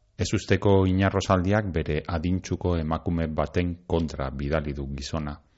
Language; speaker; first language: Basque; native; Basque